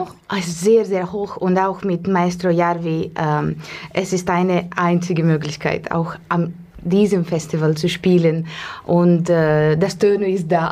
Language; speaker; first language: German; non-native, learner; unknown